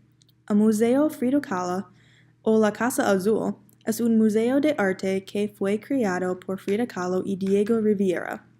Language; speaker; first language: Spanish; non-native, learner; English